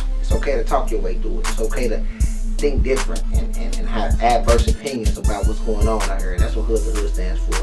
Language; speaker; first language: English; native; English